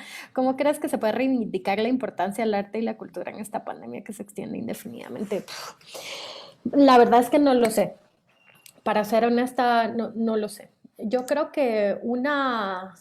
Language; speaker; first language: Spanish; native; Spanish